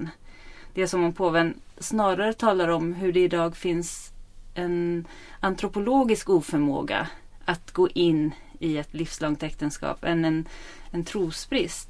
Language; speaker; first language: Swedish; native; Swedish